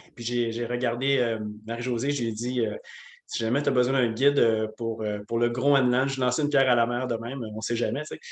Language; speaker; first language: French; native; French